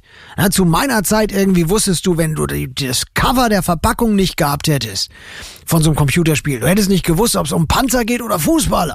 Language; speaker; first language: German; native; German